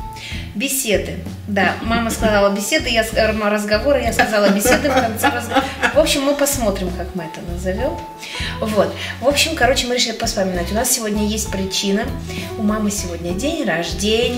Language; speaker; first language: Russian; native; Russian